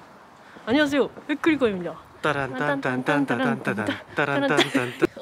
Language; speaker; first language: Korean; non-native, learner; Japanese